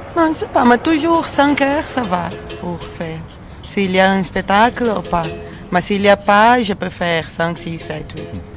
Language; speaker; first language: French; non-native, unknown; Portuguese